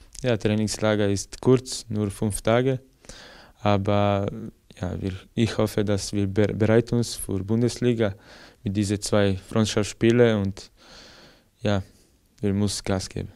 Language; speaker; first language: German; non-native, learner; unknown